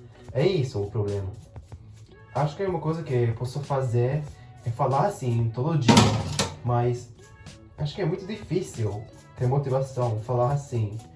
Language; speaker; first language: Portuguese; non-native, learner; English